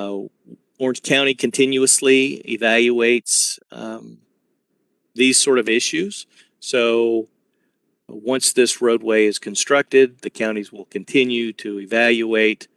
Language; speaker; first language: English; native; English